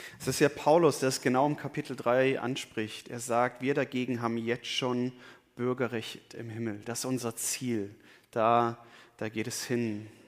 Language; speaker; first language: German; native; German